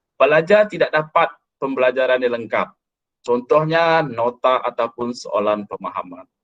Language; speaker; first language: Malay; non-native, local second language; Iban